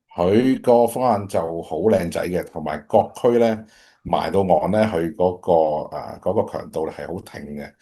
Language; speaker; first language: Cantonese; native; Cantonese